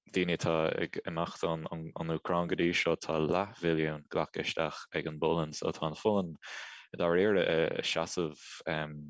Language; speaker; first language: Irish; native; Irish